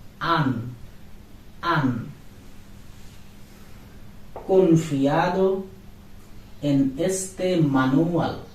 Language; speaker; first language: Spanish; non-native, learner; Bangla